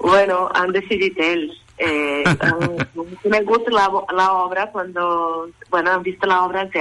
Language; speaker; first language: Catalan; non-native, fluent; Portuguese